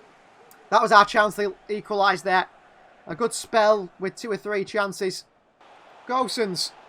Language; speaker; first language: English; native; English